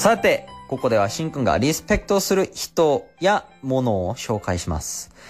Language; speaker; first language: Japanese; non-native, fluent; Korean